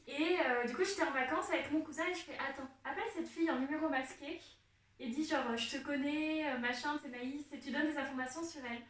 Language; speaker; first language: French; native; French